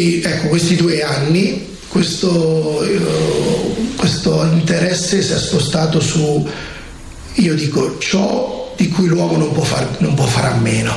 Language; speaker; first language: Italian; native; Italian